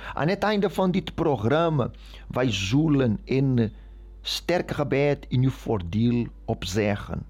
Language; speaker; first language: Dutch; non-native, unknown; Portuguese